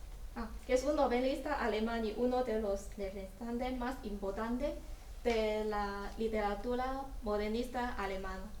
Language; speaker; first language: Spanish; non-native, learner; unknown